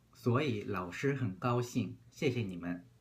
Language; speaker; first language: Chinese; non-native, fluent; Korean